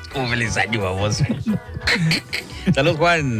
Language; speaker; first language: Spanish; native; Spanish